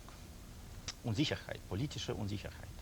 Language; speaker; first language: German; non-native, learner; Russian